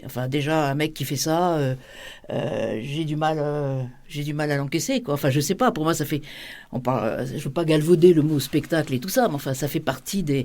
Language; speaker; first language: French; native; French